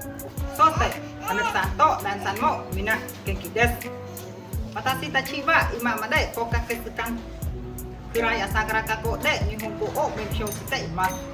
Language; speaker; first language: Japanese; non-native, learner; Khmer